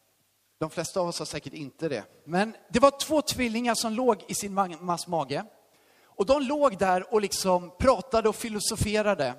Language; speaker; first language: Swedish; native; Swedish